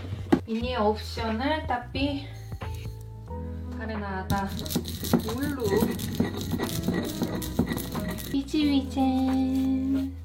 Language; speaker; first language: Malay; non-native, fluent; Korean